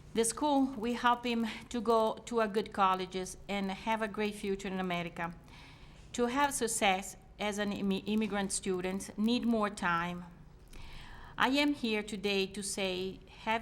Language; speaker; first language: English; non-native, learner; Italian